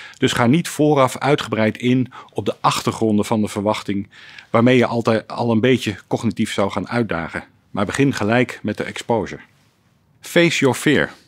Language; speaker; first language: Dutch; native; Dutch